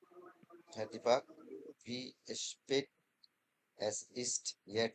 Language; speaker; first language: German; non-native, fluent; Bangla